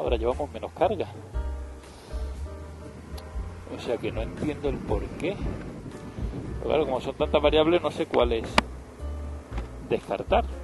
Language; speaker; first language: Spanish; native; Spanish